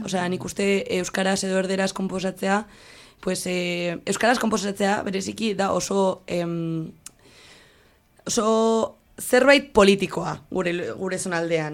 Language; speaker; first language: Basque; non-native, local second language; Spanish